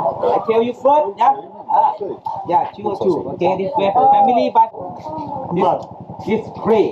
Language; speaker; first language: English; non-native, learner; Thai